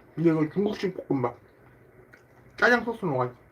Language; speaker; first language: Korean; native; Korean